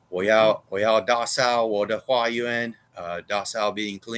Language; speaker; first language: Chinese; non-native, learner; English